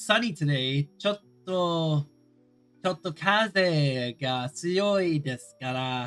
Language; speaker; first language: Japanese; non-native, learner; English